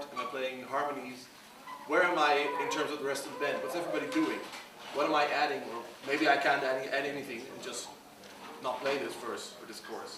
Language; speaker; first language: English; non-native, fluent; Dutch